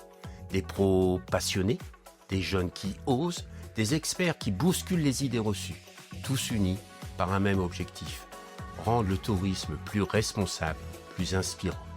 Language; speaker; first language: French; native; French